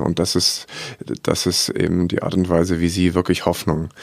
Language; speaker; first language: German; native; German